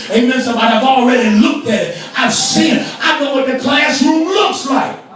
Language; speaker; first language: English; native; English